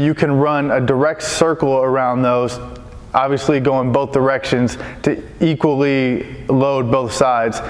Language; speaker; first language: English; native; English